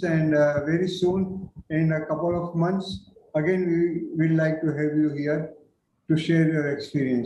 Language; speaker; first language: English; non-native, local second language; Hindi